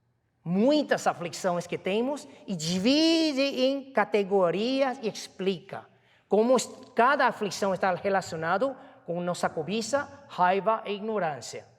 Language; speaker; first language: Portuguese; non-native, fluent; Chinese